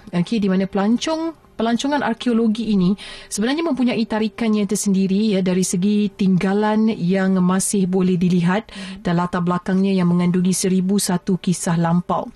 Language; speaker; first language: Malay; native; Malay